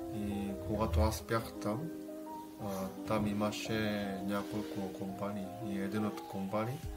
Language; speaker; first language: Bulgarian; non-native, learner; Korean